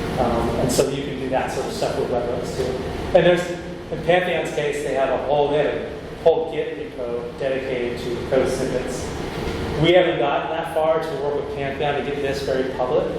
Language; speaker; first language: English; native; English